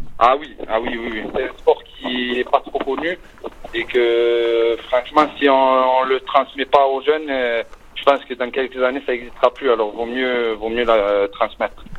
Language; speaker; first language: French; native; French